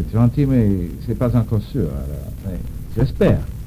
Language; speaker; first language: French; non-native, learner; English